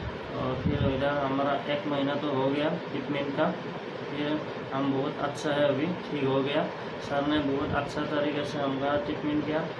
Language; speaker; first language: Hindi; non-native, local second language; Assamese